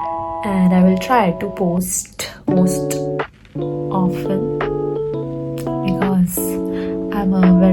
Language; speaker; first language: English; non-native, local second language; Hindi